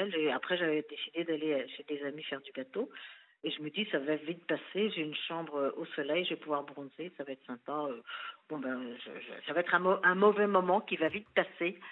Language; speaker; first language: French; native; French